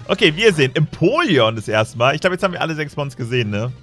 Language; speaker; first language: German; native; German